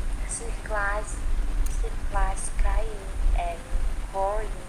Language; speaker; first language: English; non-native, learner; Vietnamese